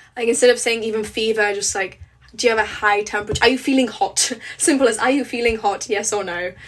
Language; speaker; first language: English; early bilingual, other home language; Polish